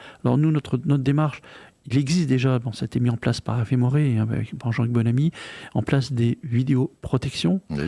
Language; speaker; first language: French; native; French